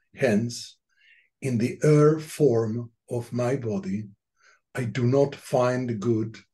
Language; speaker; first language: English; non-native, fluent; Spanish